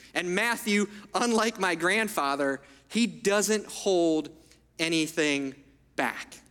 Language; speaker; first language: English; early bilingual, other home language; Italian